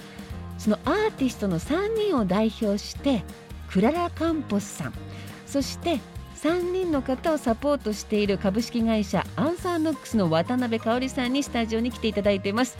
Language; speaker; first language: Japanese; native; Japanese